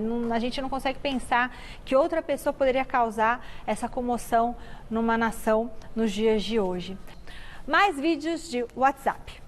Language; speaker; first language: Portuguese; native; Portuguese